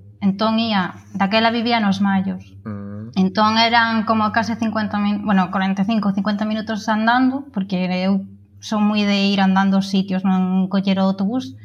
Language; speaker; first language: Galician; native; Galician